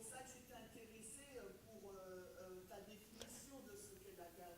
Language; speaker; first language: French; native; French